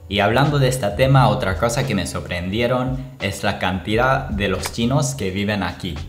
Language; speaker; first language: Spanish; non-native, learner; Japanese